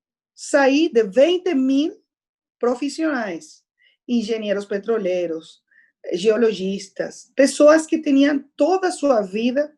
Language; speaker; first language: Portuguese; non-native, fluent; Spanish